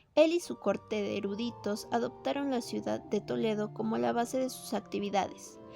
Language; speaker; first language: Spanish; native; Spanish